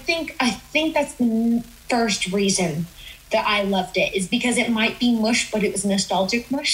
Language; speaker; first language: English; native; English